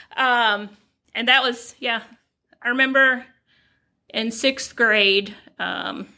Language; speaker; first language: English; native; English